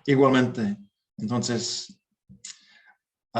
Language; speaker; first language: Spanish; non-native, learner; English